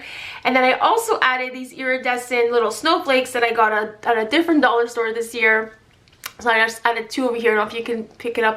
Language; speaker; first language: English; native; English